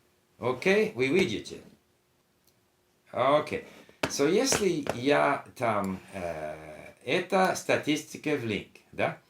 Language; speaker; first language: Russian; non-native, learner; English